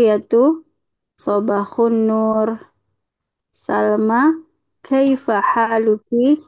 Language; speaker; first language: Arabic; non-native, learner; Indonesian